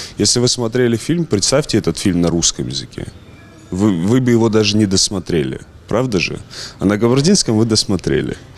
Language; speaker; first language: Russian; native; Russian